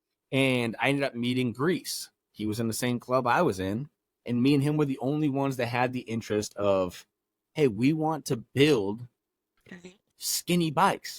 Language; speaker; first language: English; native; English